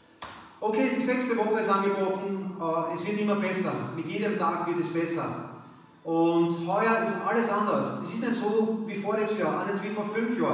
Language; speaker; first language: German; native; German